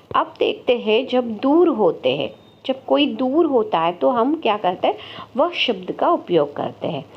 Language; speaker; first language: Hindi; non-native, local second language; Kannada